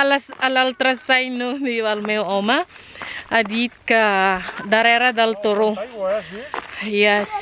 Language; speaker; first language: Catalan; non-native, learner; Filipino